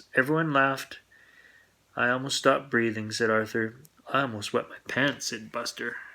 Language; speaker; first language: English; native; English